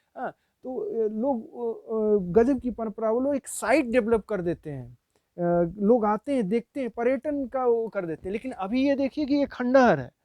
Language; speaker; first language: Hindi; native; Hindi